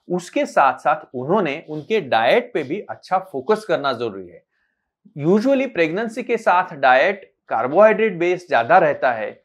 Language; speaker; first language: Hindi; non-native, local second language; Marathi